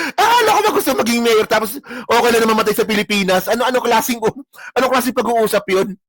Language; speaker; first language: Filipino; non-native, local second language; Hiligaynon